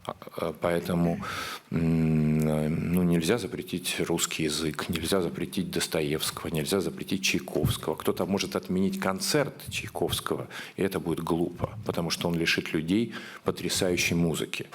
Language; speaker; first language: Russian; native; Russian